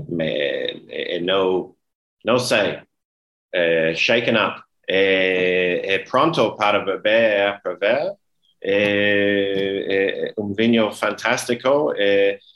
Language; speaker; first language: Portuguese; non-native, learner; English